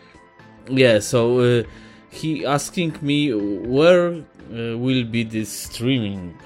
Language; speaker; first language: English; non-native, fluent; Polish